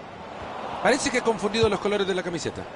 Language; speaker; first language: Spanish; native; Spanish